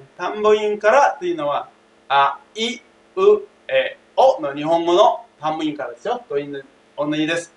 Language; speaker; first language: Japanese; non-native, fluent; Thai